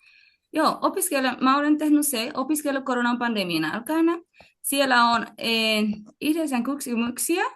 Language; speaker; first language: Finnish; non-native, learner; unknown